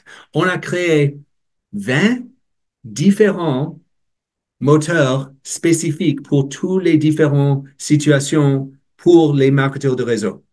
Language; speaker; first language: French; non-native, learner; English